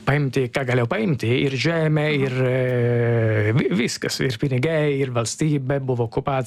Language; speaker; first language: Lithuanian; non-native, learner; Italian